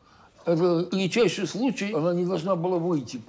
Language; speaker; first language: Russian; native; Russian